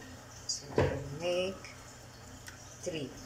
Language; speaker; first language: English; non-native, local second language; Filipino